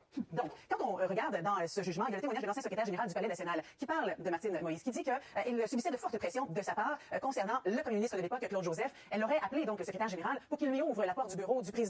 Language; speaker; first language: French; native; French